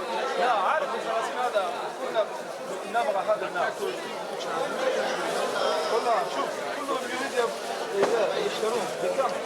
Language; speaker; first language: Arabic; non-native, learner; Tajik